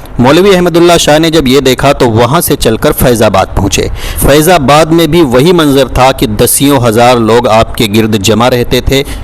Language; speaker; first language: Urdu; native; Urdu